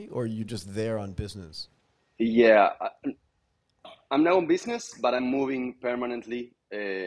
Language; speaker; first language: English; non-native, fluent; Spanish